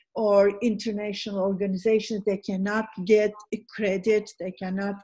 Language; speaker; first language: English; non-native, fluent; Turkish